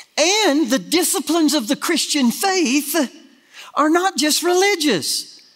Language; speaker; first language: English; native; English